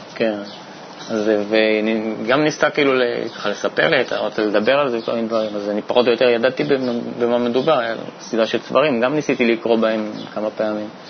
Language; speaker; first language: Hebrew; early bilingual, other home language; French